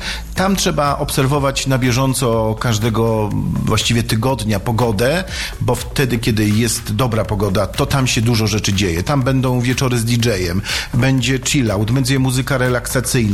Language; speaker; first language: Polish; native; Polish